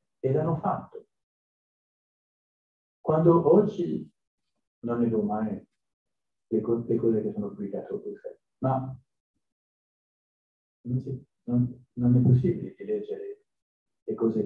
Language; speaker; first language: Italian; non-native, learner; French